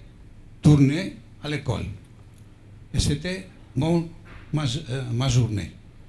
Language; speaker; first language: French; non-native, fluent; Greek